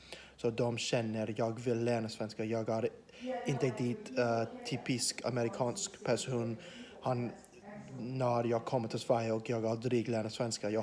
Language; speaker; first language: Swedish; non-native, learner; English